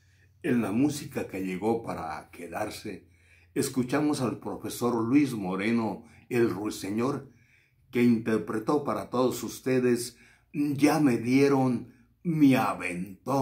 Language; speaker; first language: Spanish; native; Spanish